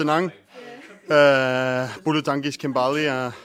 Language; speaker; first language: Indonesian; non-native, learner; Danish